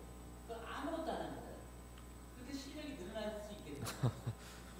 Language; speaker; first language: Korean; native; Korean